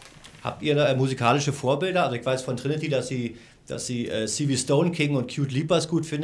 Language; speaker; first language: German; native; German